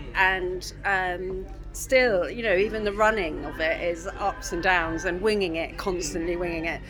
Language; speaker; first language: English; native; English